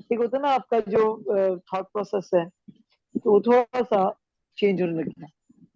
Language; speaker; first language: Hindi; native; Hindi